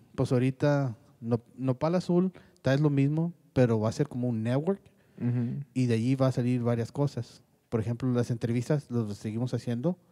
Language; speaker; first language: Spanish; early bilingual, heritage; Spanish